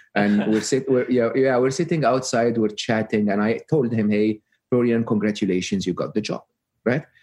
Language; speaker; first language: English; non-native, fluent; Arabic